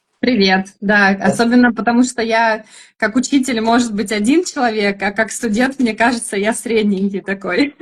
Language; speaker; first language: Russian; native; Russian